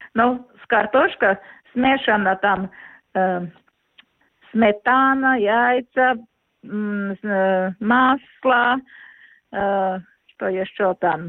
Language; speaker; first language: Russian; non-native, local second language; Latvian